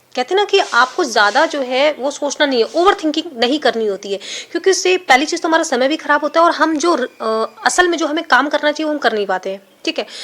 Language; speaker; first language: Hindi; native; Hindi